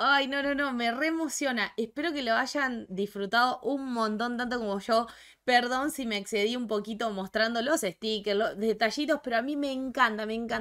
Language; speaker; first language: Spanish; native; Spanish